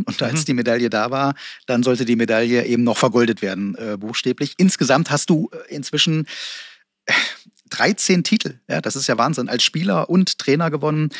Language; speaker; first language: German; native; German